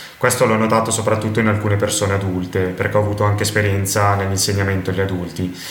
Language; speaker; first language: Italian; native; Italian